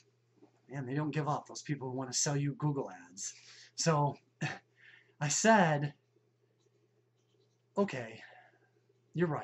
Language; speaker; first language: English; native; English